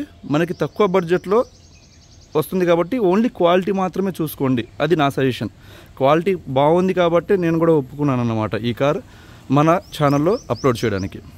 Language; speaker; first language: Telugu; native; Telugu